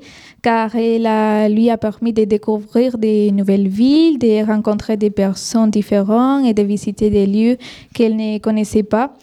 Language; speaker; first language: French; non-native, fluent; Spanish